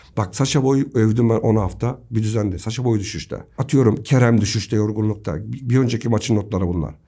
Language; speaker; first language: Turkish; native; Turkish